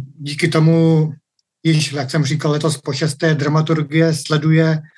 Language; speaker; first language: Czech; native; Czech